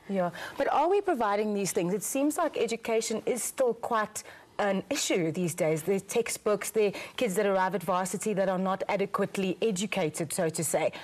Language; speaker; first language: English; non-native, local second language; Afrikaans